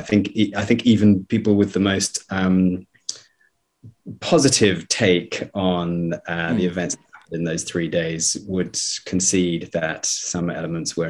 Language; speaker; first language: English; native; English